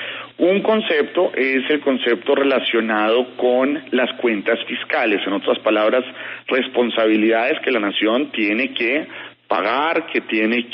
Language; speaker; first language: Spanish; native; Spanish